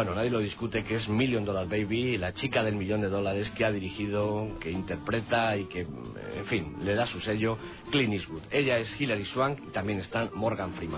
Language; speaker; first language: Spanish; native; Spanish